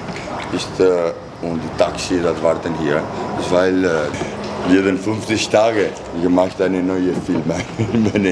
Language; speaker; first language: German; non-native, learner; Italian